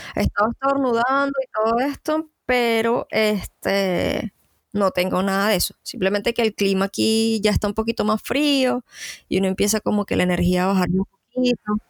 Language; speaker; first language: Spanish; native; Spanish